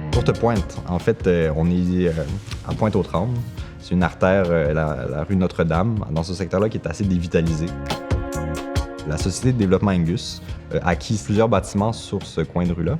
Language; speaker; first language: French; native; French